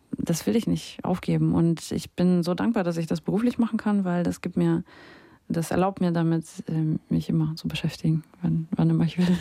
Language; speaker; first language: German; early bilingual, other home language; Russian